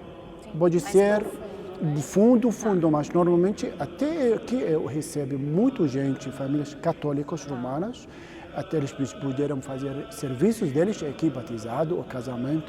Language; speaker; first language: Portuguese; non-native, learner; Arabic